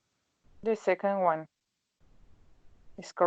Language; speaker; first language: English; non-native, learner; Spanish